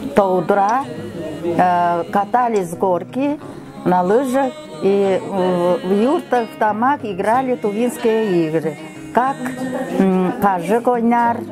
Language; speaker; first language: Russian; non-native, local second language; Tuvinian